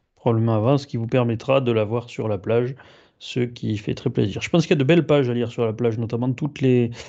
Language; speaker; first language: French; native; French